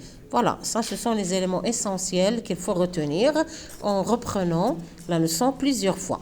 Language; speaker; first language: French; non-native, local second language; Arabic